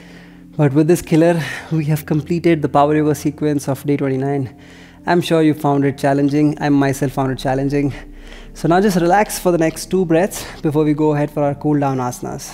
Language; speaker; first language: English; non-native, local second language; Hindi